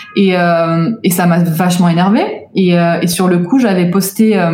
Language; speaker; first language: French; native; French